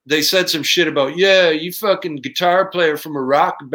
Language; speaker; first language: English; native; English